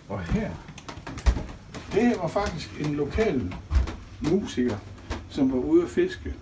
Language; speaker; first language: Danish; native; Danish